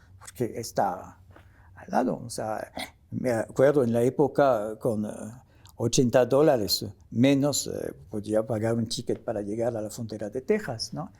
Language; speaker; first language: Spanish; non-native, fluent; French